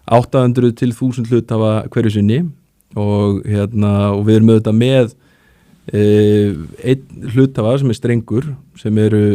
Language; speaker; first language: Icelandic; native; Icelandic